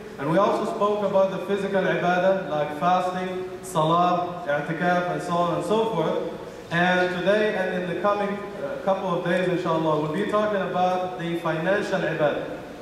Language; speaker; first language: English; non-native, fluent; Arabic